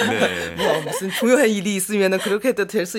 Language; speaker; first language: Korean; non-native, fluent; Chinese